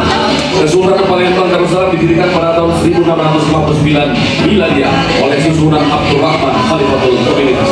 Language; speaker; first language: Indonesian; native; Indonesian